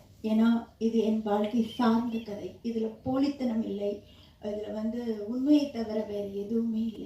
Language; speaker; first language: Tamil; native; Tamil